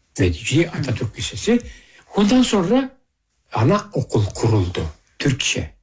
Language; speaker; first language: Turkish; early bilingual, heritage; Turkish